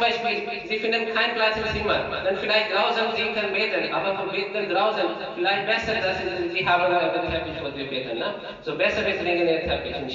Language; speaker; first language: German; non-native, learner; Urdu